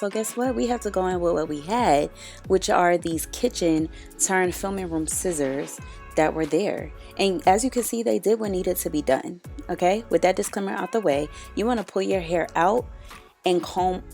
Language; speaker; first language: English; native; English